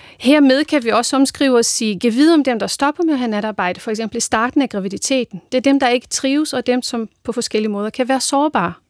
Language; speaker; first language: Danish; non-native, fluent; Portuguese